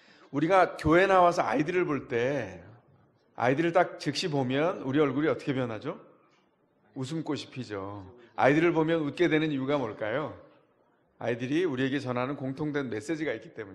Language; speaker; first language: Korean; native; Korean